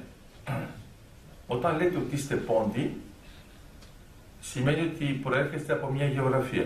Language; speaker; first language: Greek; early bilingual, heritage; Greek